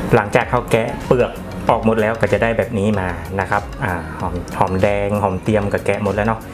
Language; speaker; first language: Thai; non-native, local second language; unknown